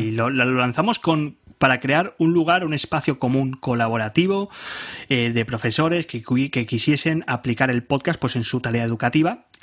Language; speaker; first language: Spanish; native; Spanish